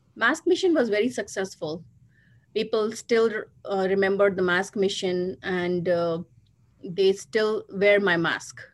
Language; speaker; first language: English; non-native, local second language; Hindi